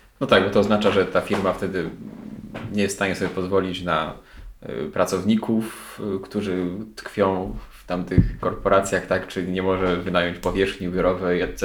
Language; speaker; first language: Polish; native; Polish